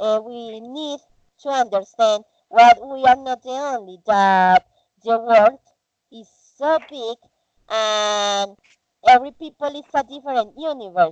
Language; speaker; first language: English; non-native, learner; Spanish